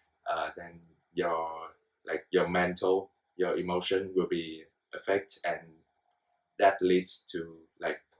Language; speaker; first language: English; non-native, fluent; Vietnamese